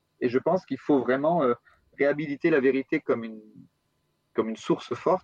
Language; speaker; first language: French; native; French